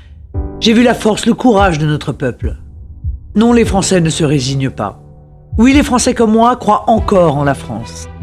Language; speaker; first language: French; native; French